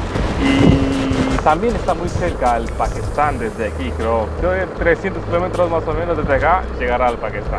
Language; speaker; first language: Spanish; non-native, fluent; Hindi